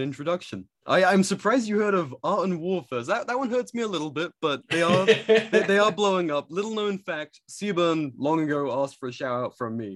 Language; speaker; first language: English; native; English